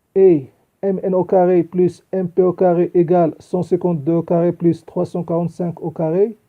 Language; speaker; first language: French; non-native, local second language; Arabic